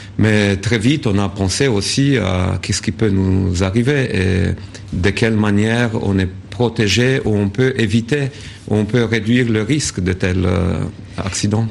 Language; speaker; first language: French; non-native, fluent; Romanian